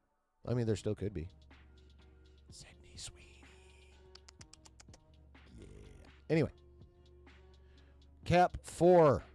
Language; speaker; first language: English; native; English